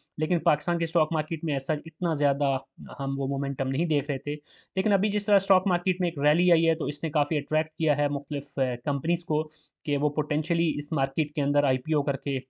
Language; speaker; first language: Urdu; native; Urdu